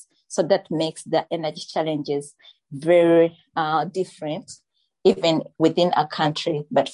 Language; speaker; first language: English; non-native, local second language; Ganda